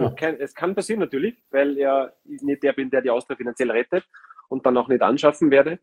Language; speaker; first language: German; native; German